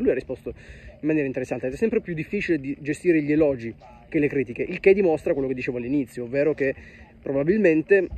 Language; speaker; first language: Italian; native; Italian